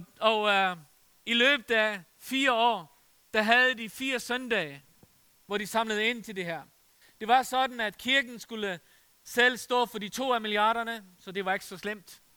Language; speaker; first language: Danish; non-native, fluent; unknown